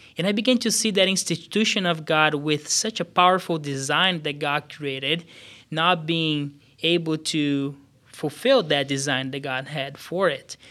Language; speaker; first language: English; non-native, fluent; Portuguese